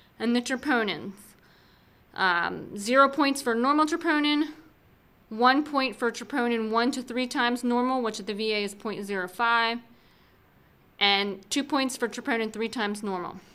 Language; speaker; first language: English; native; English